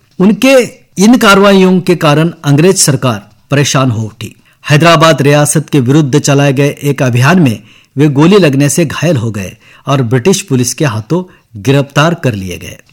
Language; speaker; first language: Hindi; non-native, local second language; Marathi